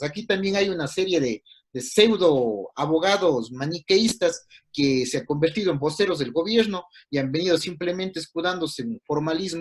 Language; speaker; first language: Spanish; native; Spanish